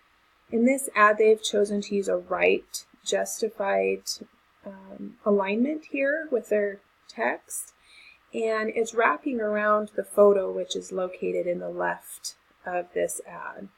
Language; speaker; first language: English; native; English